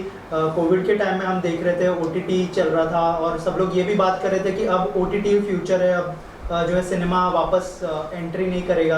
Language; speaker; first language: Hindi; native; Hindi